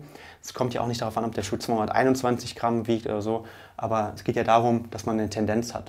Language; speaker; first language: German; native; German